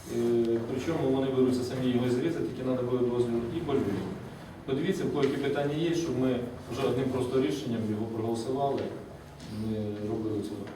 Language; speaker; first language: Ukrainian; native; Ukrainian